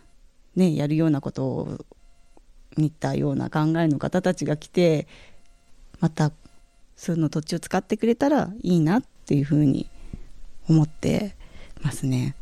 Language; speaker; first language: Japanese; native; Japanese